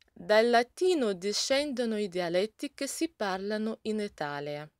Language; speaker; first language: Italian; non-native, fluent; Russian